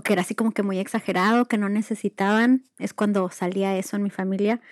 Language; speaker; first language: Spanish; early bilingual, heritage; Spanish